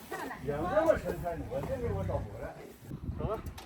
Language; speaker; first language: Chinese; native; Chinese